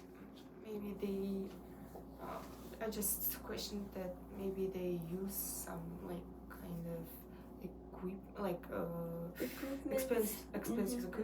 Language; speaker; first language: English; non-native, learner; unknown